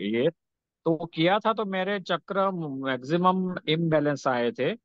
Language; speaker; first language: Hindi; non-native, local second language; Gujarati